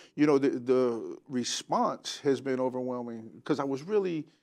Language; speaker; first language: English; native; English